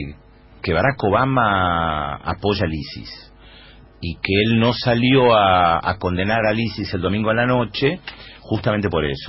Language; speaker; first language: Spanish; native; Spanish